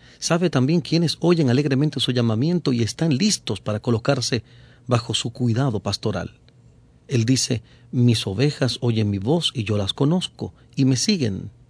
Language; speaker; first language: Spanish; native; Spanish